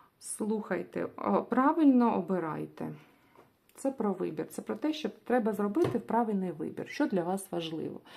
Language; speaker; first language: Ukrainian; non-native, local second language; Russian